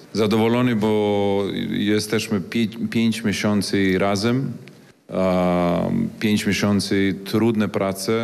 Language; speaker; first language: Polish; non-native, fluent; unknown